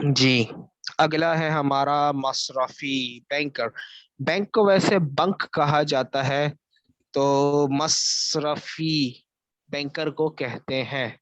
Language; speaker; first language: Urdu; native; Urdu